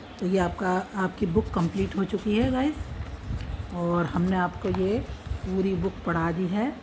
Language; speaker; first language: Hindi; native; Hindi